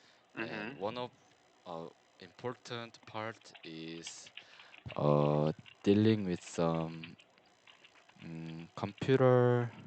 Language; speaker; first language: English; non-native, learner; Korean